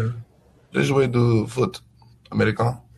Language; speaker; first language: French; non-native, learner; English